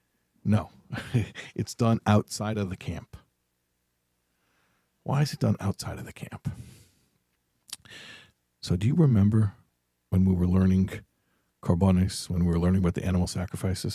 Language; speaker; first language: English; native; English